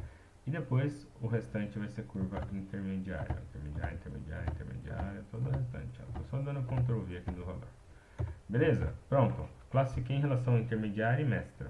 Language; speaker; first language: Portuguese; native; Portuguese